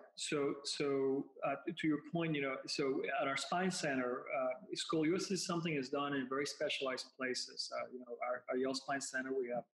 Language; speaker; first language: English; non-native, fluent; Spanish